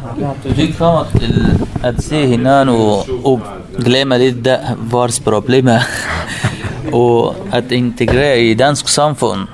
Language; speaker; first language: Danish; non-native, learner; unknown